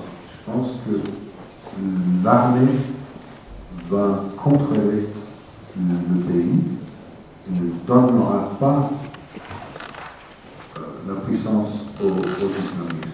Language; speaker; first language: French; non-native, fluent; English